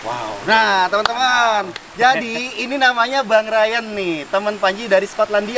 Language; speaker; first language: Indonesian; native; Indonesian